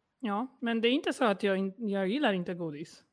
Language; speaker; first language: Swedish; non-native, fluent; Polish